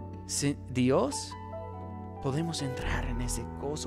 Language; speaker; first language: Spanish; non-native, fluent; English